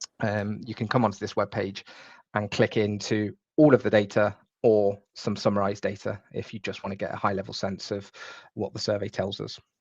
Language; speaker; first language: English; native; English